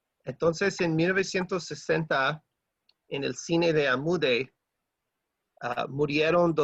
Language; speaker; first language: Spanish; non-native, fluent; English